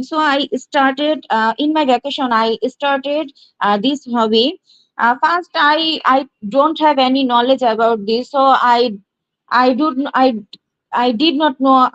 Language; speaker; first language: English; non-native, learner; Bangla